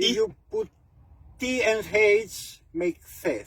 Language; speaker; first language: English; non-native, learner; Greek